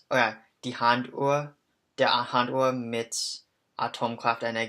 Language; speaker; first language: German; non-native, learner; English